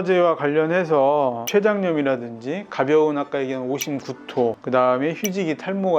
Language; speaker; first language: Korean; native; Korean